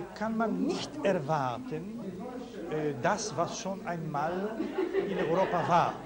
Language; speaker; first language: German; non-native, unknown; Polish